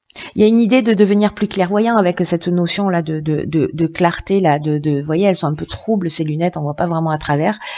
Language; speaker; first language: French; native; French